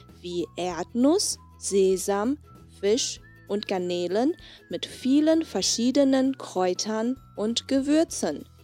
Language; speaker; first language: German; non-native, fluent; Chinese